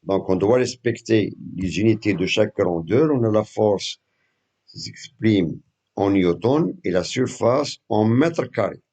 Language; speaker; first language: French; non-native, local second language; Arabic